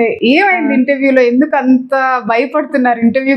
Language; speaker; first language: Telugu; native; Telugu